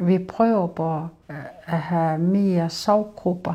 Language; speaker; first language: Danish; non-native, local second language; Kalaallisut